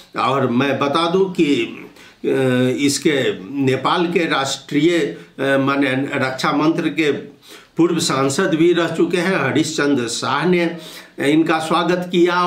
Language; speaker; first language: Hindi; native; Hindi